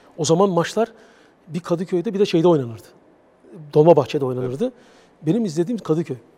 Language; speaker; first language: Turkish; native; Turkish